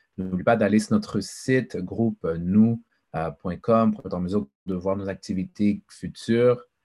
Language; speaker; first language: French; early bilingual, other home language; Haitian Creole